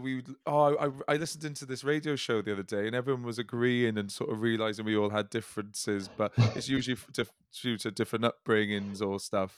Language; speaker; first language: English; native; English